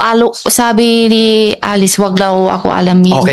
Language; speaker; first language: Filipino; non-native, learner; Chinese